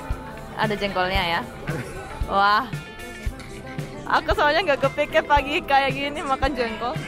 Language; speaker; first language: Indonesian; non-native, fluent; Korean